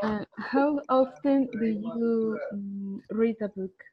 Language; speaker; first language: English; non-native, learner; Spanish